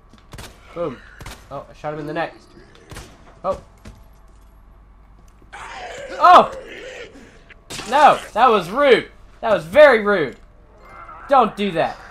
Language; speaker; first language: English; native; English